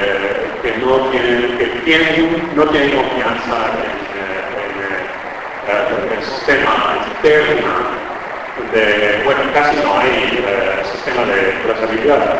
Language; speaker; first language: Spanish; non-native, fluent; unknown